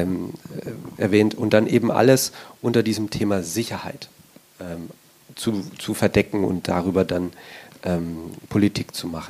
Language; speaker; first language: German; native; German